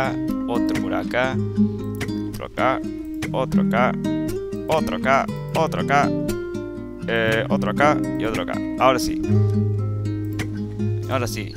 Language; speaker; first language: Spanish; native; Spanish